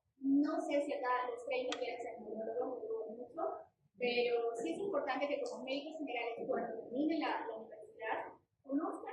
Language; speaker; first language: Spanish; native; Spanish